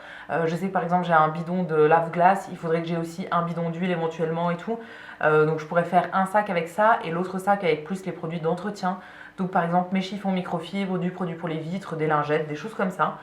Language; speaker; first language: French; native; French